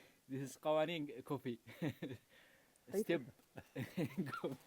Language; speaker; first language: English; non-native, learner; Arabic